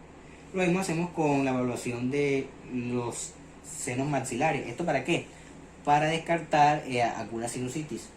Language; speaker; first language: Spanish; native; Spanish